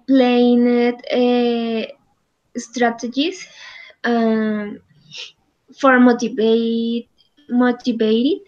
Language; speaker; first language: English; non-native, learner; Spanish